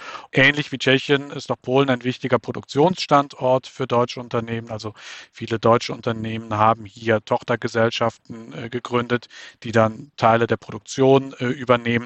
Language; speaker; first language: German; native; German